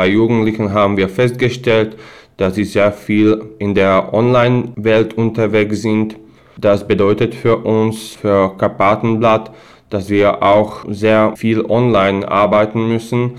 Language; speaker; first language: German; non-native, fluent; Slovak